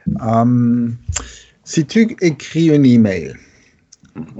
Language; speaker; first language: French; non-native, learner; German